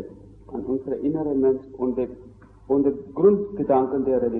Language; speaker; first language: German; non-native, fluent; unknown